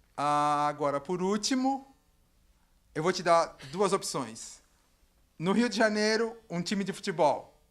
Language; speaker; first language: Portuguese; native; Portuguese